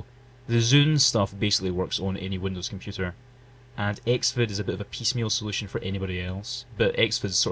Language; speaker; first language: English; native; English